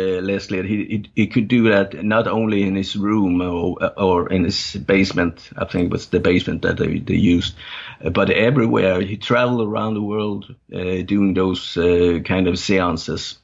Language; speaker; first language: English; non-native, fluent; Danish